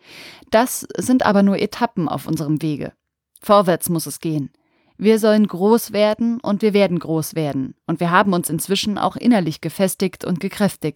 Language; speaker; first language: German; native; German